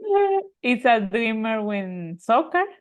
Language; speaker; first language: English; non-native, learner; Spanish